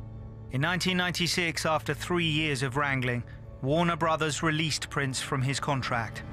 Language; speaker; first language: English; native; English